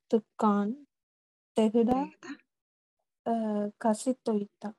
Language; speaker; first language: Finnish; non-native, learner; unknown